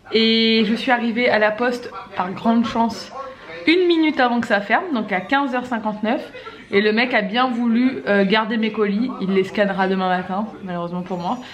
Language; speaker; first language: French; native; French